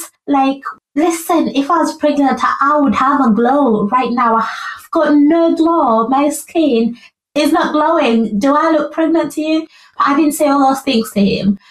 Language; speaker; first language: English; non-native, local second language; Ganda